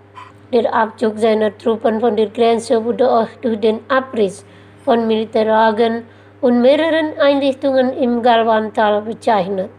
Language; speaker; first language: German; non-native, fluent; Indonesian